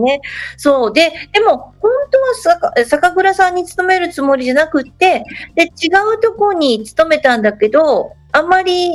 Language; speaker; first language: Japanese; native; Japanese